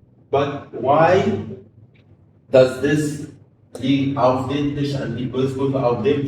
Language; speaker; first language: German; non-native, fluent; Arabic